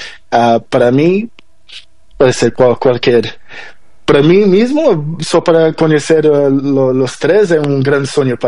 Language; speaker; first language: Spanish; non-native, learner; Portuguese